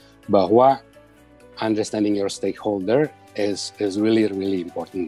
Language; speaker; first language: English; non-native, fluent; Indonesian